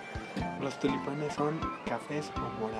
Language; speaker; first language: Spanish; native; Spanish